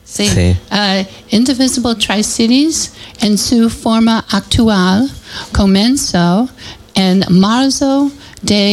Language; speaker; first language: Spanish; non-native, learner; English